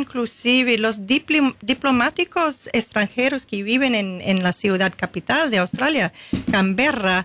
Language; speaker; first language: Spanish; non-native, fluent; English